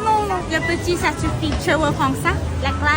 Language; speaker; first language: French; non-native, learner; Thai